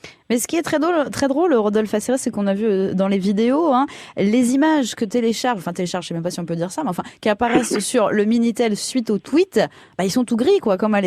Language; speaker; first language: French; native; French